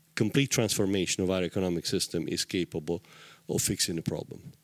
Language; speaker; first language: English; non-native, fluent; Italian